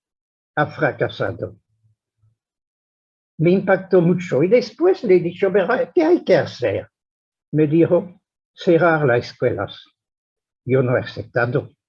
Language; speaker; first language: Spanish; non-native, fluent; French